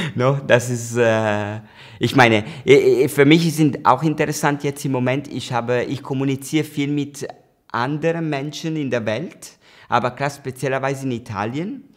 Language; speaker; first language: German; non-native, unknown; Italian